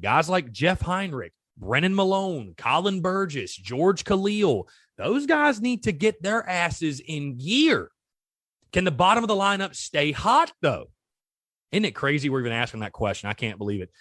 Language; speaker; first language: English; native; English